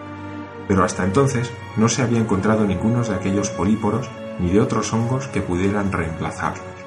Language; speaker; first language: Spanish; native; Spanish